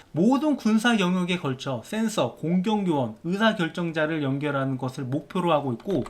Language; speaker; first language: Korean; native; Korean